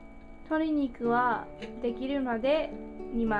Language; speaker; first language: Japanese; non-native, learner; English